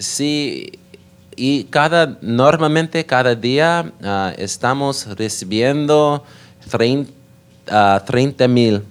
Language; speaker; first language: Spanish; non-native, learner; English